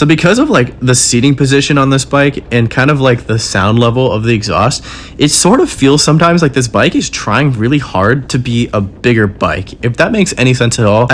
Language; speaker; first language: English; native; English